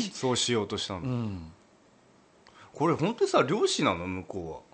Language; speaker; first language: Japanese; native; Japanese